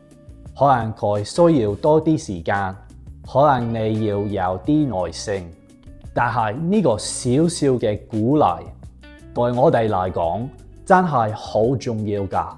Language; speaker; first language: Cantonese; non-native, fluent; English